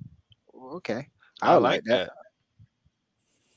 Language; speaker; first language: English; native; English